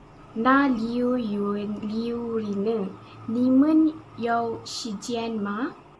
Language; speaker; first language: Chinese; non-native, learner; Malay